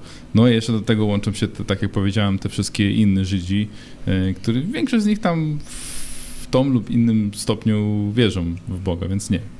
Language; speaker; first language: Polish; non-native, fluent; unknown